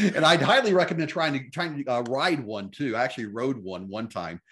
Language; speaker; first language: English; native; English